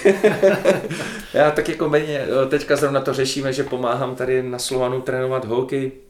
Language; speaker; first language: Czech; native; Czech